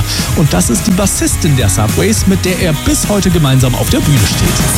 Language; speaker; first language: German; native; German